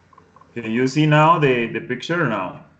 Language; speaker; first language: English; non-native, fluent; Spanish